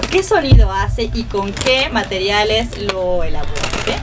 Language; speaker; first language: Spanish; native; Spanish